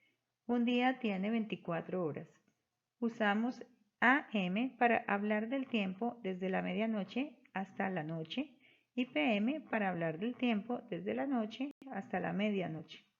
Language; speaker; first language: Spanish; native; Spanish